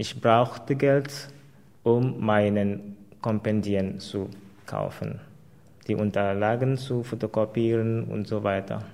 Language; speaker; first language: German; non-native, fluent; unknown